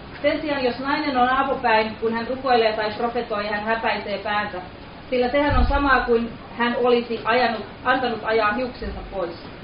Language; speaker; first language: Finnish; native; Finnish